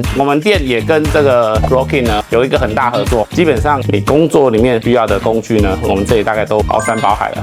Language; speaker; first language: Chinese; native; Chinese